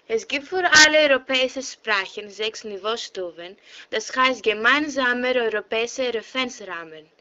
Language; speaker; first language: German; non-native, learner; Greek